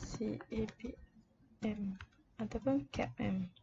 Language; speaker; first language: English; non-native, local second language; Malay